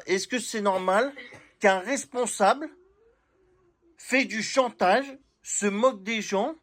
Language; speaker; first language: French; native; French